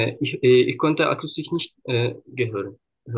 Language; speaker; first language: German; non-native, learner; Turkish